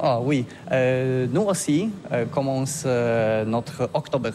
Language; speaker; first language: French; non-native, learner; Polish